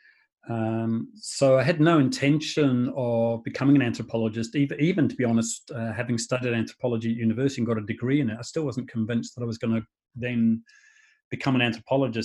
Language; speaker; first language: English; native; English